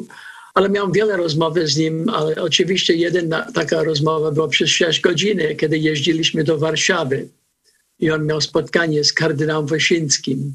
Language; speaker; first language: Polish; early bilingual, heritage; Polish